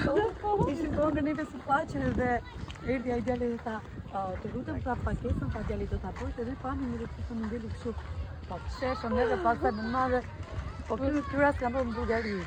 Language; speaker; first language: Albanian; native; Albanian